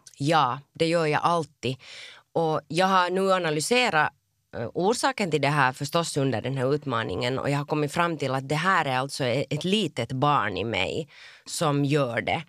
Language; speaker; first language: Swedish; native; Swedish